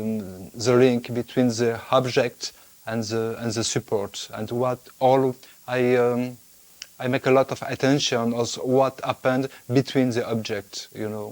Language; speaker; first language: English; non-native, fluent; French